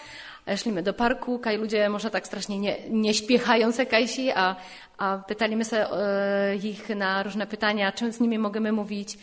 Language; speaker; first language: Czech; non-native, local second language; Polish